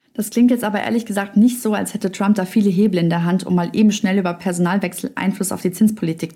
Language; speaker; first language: German; native; German